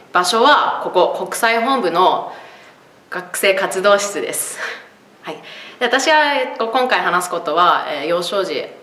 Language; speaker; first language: Japanese; early bilingual, heritage; Japanese